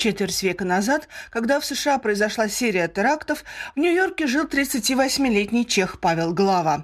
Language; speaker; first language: Russian; native; Russian